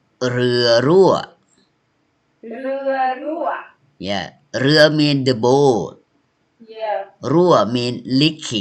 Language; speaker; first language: English; non-native, learner; Thai